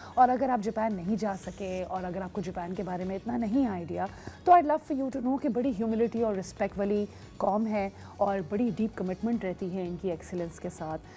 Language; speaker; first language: Urdu; native; Urdu